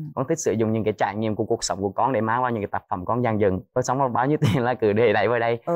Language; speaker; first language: Vietnamese; native; Vietnamese